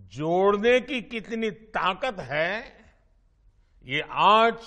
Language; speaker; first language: Hindi; non-native, local second language; Gujarati